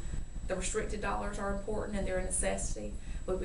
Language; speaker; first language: English; native; English